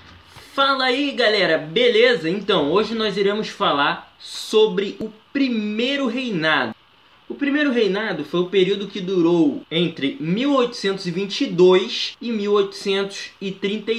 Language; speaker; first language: Portuguese; native; Portuguese